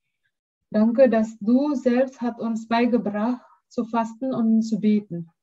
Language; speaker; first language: German; non-native, learner; Indonesian